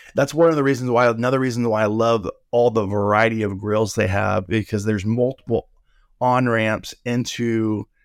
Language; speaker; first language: English; native; English